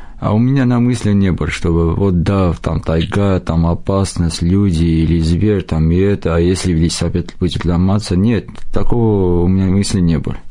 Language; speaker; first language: Russian; non-native, local second language; Armenian